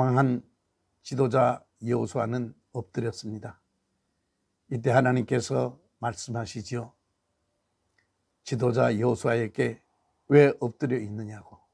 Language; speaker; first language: Korean; native; Korean